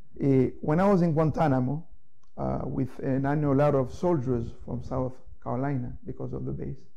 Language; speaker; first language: English; non-native, fluent; Haitian Creole